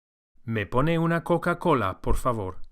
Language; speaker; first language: Spanish; non-native, fluent; English